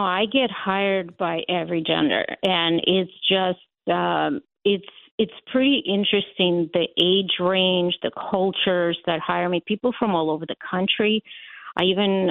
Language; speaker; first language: English; non-native, fluent; Latvian